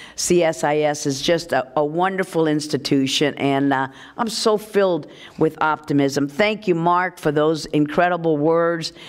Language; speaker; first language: English; early bilingual, other home language; Spanish